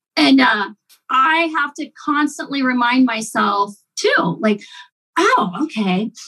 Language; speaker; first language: English; native; English